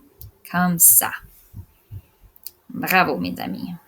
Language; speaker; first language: French; non-native, local second language; English